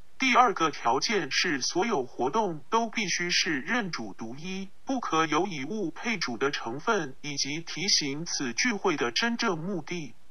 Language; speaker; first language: Chinese; non-native, local second language; Cantonese